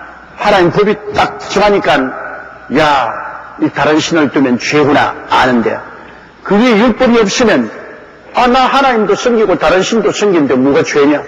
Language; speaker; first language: Korean; native; Korean